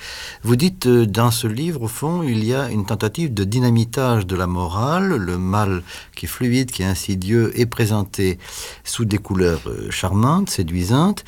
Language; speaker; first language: French; native; French